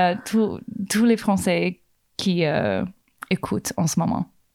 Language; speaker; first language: French; non-native, fluent; English